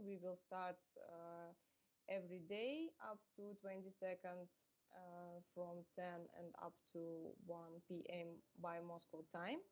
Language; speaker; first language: English; non-native, fluent; Russian